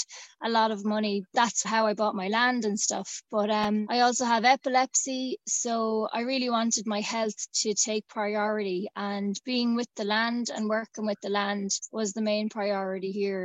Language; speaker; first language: English; native; English